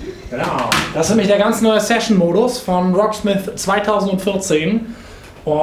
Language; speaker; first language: German; native; German